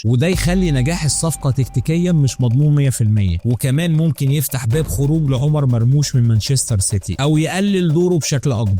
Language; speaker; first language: Arabic; native; Arabic